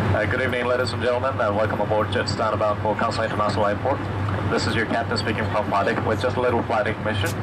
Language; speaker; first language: English; non-native, fluent; Japanese